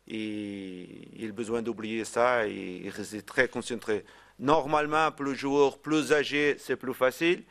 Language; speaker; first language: French; non-native, fluent; Portuguese